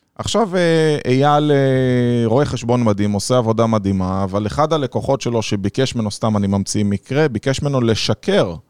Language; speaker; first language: Hebrew; native; Hebrew